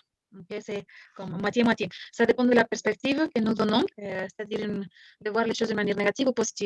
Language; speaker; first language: French; non-native, fluent; Spanish